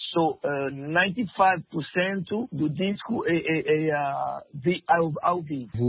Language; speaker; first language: Portuguese; non-native, learner; French